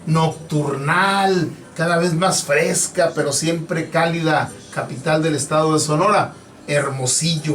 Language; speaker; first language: Spanish; native; Spanish